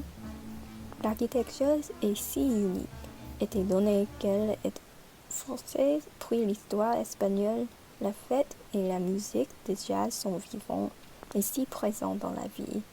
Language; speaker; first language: French; non-native, learner; English